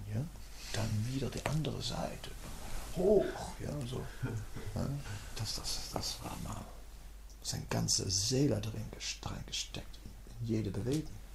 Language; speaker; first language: German; non-native, fluent; Dutch